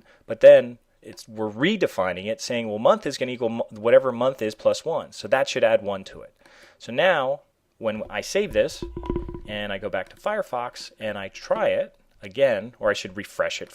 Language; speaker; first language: English; native; English